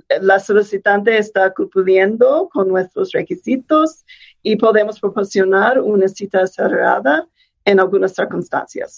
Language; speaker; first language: Spanish; non-native, fluent; English